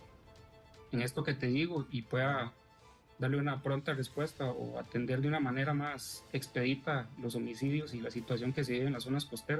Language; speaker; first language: Spanish; native; Spanish